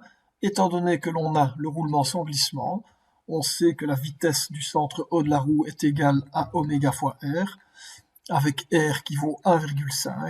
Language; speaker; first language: French; native; French